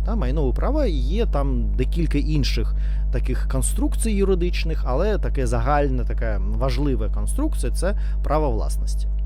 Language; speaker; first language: Ukrainian; non-native, learner; Russian